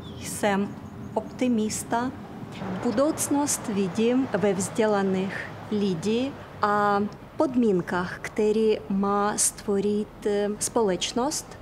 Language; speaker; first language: Czech; non-native, fluent; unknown